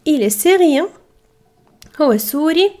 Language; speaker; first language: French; non-native, fluent; Arabic